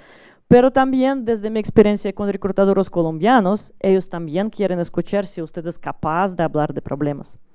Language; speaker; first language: Spanish; non-native, learner; Russian